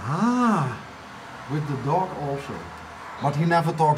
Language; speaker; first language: English; non-native, fluent; Dutch